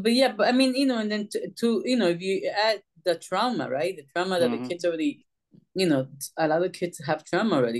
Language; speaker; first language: English; early bilingual, other home language; Spanish